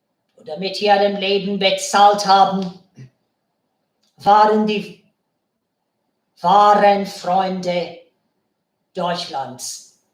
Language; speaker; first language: German; non-native, fluent; Bangla